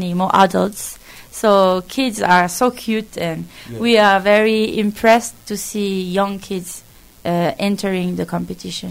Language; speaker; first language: English; non-native, fluent; French